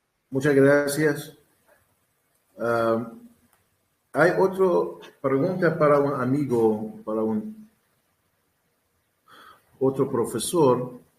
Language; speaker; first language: Spanish; non-native, learner; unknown